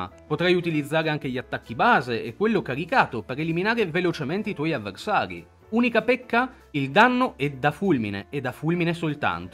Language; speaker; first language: Italian; native; Italian